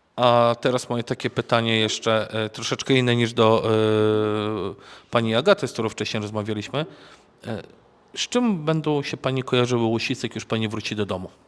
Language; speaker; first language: Polish; native; Polish